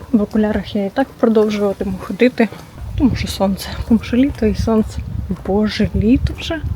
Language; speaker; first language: Ukrainian; native; Ukrainian